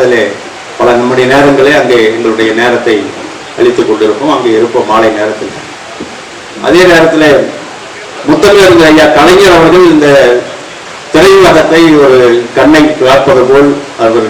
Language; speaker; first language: Tamil; native; Tamil